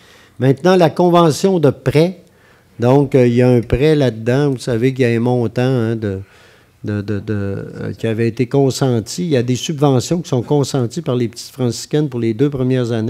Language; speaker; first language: French; native; French